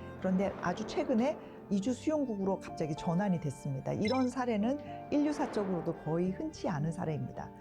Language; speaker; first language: Korean; native; Korean